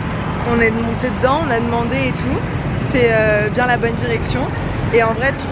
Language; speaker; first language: French; native; French